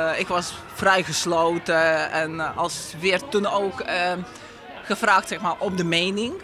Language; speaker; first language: Dutch; non-native, fluent; Latvian